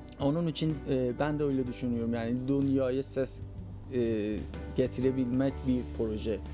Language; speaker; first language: Turkish; non-native, fluent; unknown